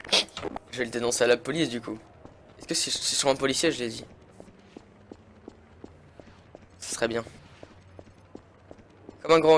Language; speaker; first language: French; native; French